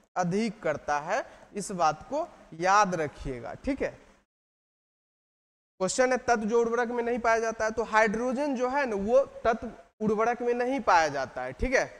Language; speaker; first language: Hindi; native; Hindi